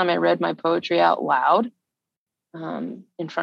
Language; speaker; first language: English; native; English